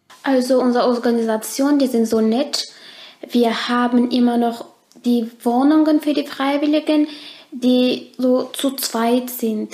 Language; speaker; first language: German; non-native, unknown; Turkish